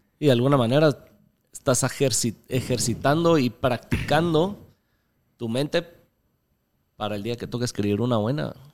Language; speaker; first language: Spanish; native; Spanish